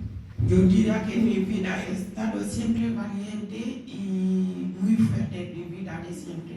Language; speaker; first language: Spanish; non-native, local second language; Wolof